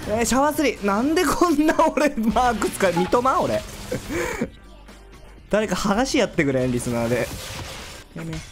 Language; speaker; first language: Japanese; native; Japanese